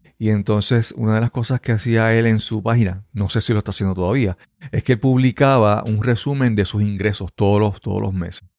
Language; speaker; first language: Spanish; native; Spanish